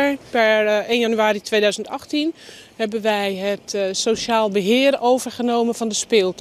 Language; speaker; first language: Dutch; native; Dutch